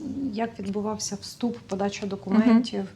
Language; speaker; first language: Ukrainian; native; Ukrainian